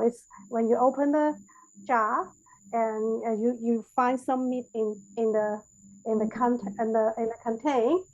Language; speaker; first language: English; non-native, learner; Chinese